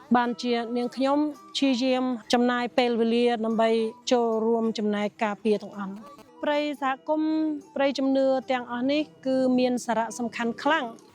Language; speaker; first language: Khmer; non-native, local second language; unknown